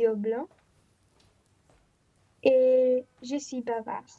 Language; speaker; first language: French; non-native, learner; Romanian